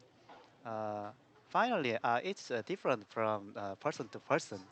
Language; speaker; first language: English; non-native, learner; Korean